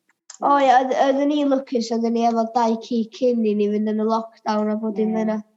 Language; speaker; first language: Welsh; native; Welsh